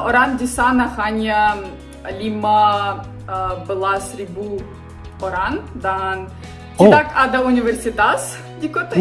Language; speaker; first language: Indonesian; non-native, learner; Ukrainian